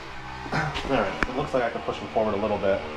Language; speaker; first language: English; native; English